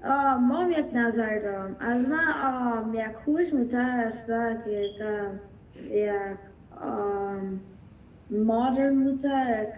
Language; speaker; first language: Persian; early bilingual, heritage; Persian